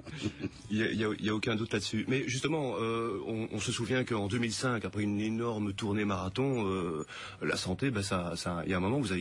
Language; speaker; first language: French; native; French